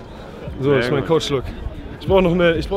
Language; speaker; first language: German; native; German